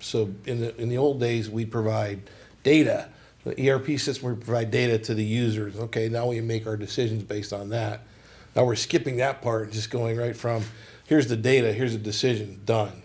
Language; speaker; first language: English; native; English